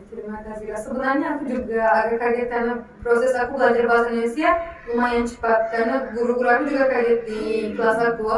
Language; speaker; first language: Indonesian; non-native, fluent; Turkish